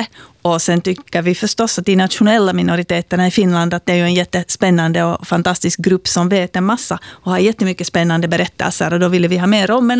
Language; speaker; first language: Swedish; native; Swedish